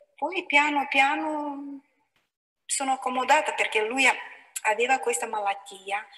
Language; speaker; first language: Italian; non-native, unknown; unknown